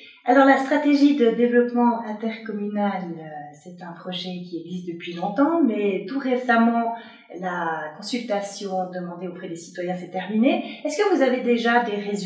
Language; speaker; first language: French; native; French